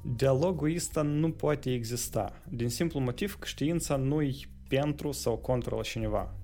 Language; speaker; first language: Romanian; native; Romanian